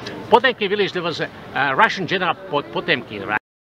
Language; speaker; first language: English; non-native, fluent; Slovak